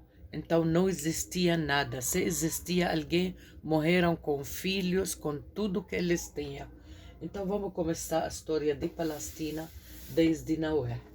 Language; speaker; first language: Portuguese; non-native, fluent; Arabic